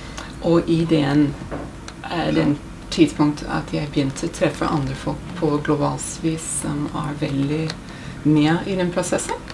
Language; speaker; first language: Norwegian; non-native, fluent; English